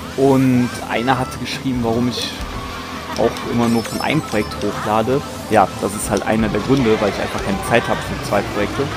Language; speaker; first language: German; native; German